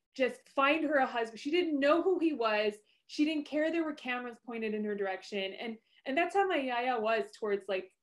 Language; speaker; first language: English; native; English